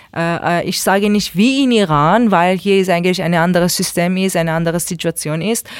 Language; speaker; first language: German; non-native, learner; Persian